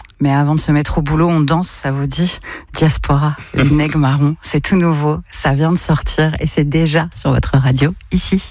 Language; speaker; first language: French; native; French